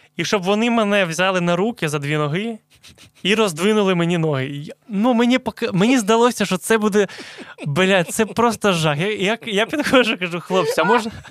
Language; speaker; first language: Ukrainian; non-native, local second language; Russian